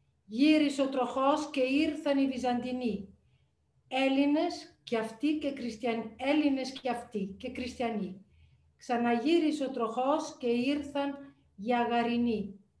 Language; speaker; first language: Greek; non-native, fluent; Italian